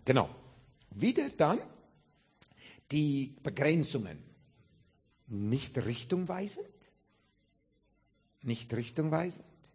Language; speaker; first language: German; non-native, fluent; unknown